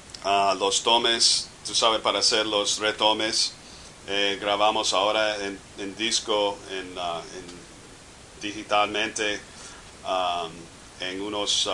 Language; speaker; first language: Spanish; non-native, fluent; English